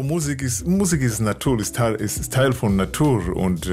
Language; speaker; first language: German; non-native, learner; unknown